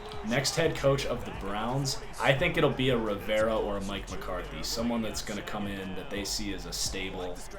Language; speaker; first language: English; native; English